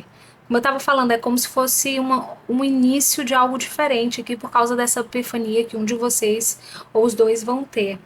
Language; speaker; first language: Portuguese; native; Portuguese